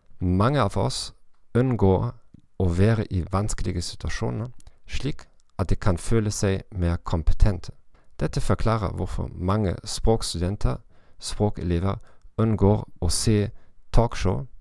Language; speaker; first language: Norwegian; non-native, learner; German